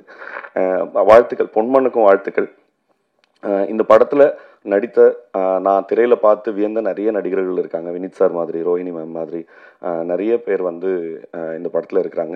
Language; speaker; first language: Tamil; native; Tamil